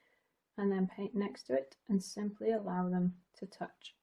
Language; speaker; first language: English; native; English